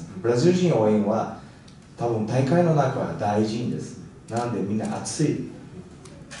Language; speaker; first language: Japanese; non-native, learner; Portuguese